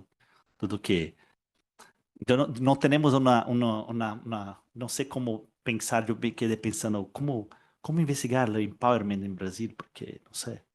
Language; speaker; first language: Spanish; non-native, learner; Portuguese